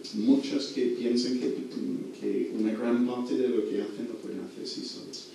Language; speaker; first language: Spanish; non-native, fluent; English